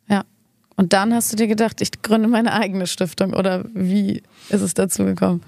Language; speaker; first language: German; native; German